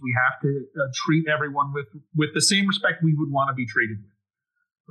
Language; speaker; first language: English; native; English